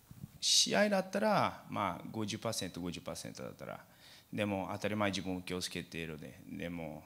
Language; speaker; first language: Japanese; non-native, learner; Portuguese